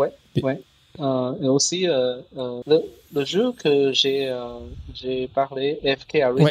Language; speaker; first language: French; non-native, learner; Chinese